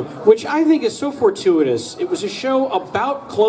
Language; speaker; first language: English; native; English